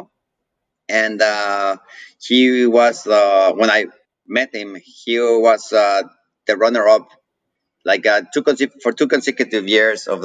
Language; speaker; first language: English; non-native, fluent; Spanish